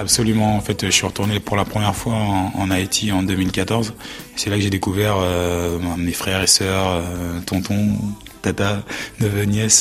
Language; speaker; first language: French; early bilingual, other home language; Haitian Creole